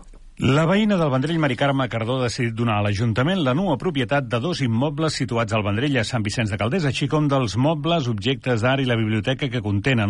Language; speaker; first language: Catalan; native; Catalan